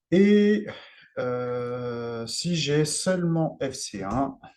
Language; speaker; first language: French; native; French